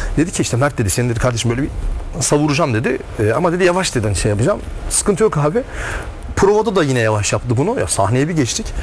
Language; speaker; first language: Turkish; native; Turkish